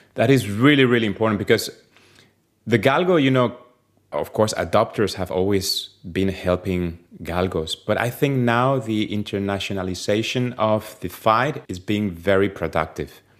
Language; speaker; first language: English; non-native, fluent; Spanish